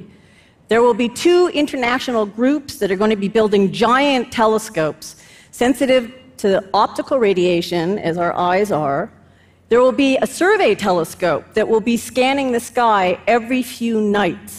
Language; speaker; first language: English; native; English